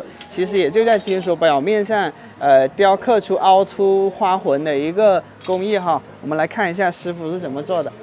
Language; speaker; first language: Chinese; native; Chinese